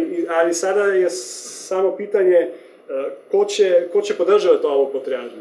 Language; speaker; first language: Serbian; non-native, fluent; Slovenian